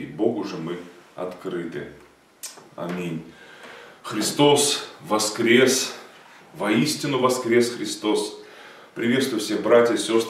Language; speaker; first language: Russian; native; Russian